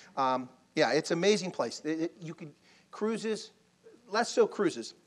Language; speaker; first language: English; native; English